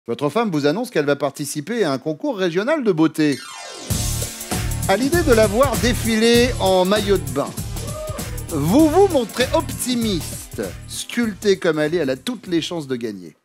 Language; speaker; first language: French; native; French